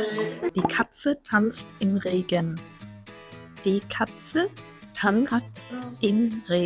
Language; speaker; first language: German; non-native, learner; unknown